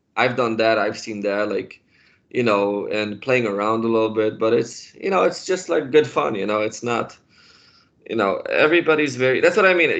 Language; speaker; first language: English; non-native, fluent; Polish